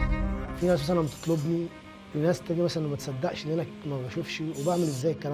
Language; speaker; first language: Arabic; native; Arabic